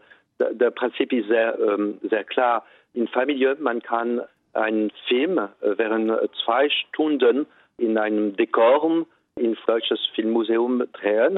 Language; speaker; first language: German; non-native, fluent; French